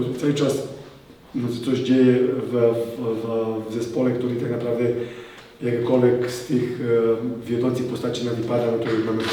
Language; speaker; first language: Polish; non-native, fluent; Serbian